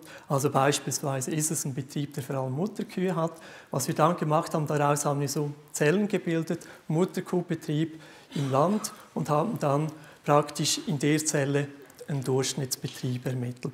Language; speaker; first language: German; native; German